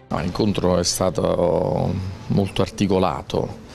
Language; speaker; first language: Italian; native; Italian